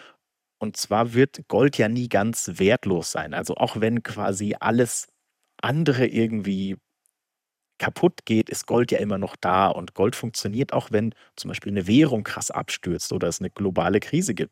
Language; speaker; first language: German; native; German